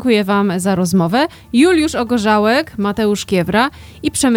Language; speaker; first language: Polish; native; Polish